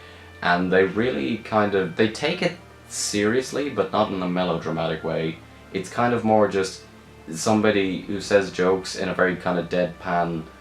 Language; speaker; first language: English; native; English